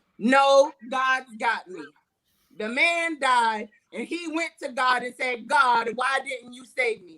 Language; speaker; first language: English; native; English